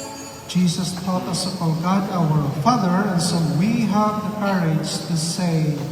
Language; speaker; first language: English; non-native, local second language; Filipino